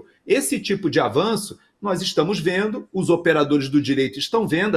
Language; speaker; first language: Portuguese; native; Portuguese